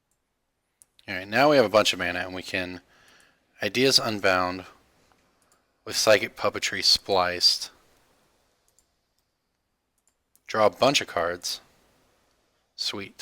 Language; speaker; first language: English; native; English